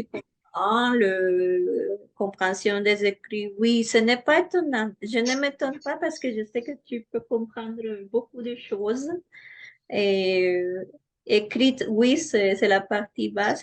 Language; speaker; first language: French; non-native, fluent; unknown